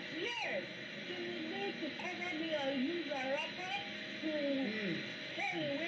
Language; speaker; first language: English; non-native, local second language; Yoruba